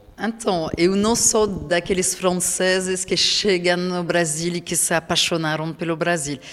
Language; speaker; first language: Portuguese; non-native, fluent; French